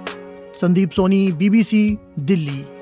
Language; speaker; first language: Hindi; native; Hindi